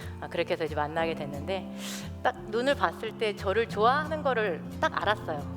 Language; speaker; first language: Korean; native; Korean